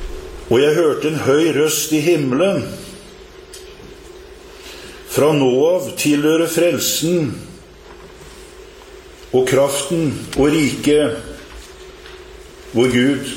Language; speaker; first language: Norwegian; native; Norwegian